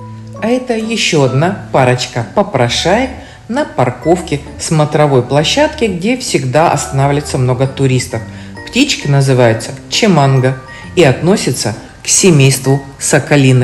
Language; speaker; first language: Russian; native; Russian